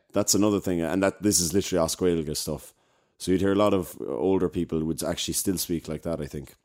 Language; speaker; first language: English; native; English